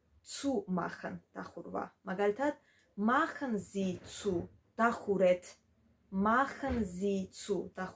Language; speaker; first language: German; non-native, fluent; Georgian